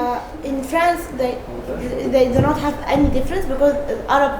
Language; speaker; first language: English; non-native, learner; Arabic